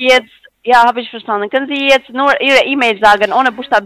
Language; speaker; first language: German; non-native, learner; Spanish